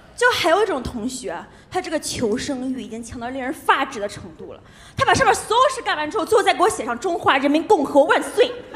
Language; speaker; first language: Chinese; native; Chinese